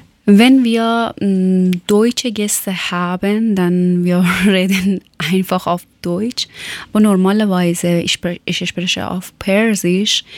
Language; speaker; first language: German; non-native, learner; Persian